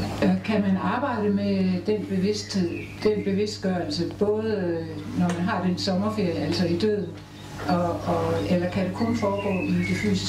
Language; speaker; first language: Danish; native; Danish